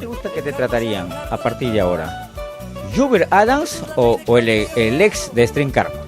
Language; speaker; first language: Spanish; native; Spanish